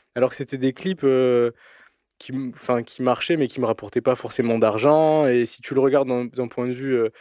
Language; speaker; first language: French; native; French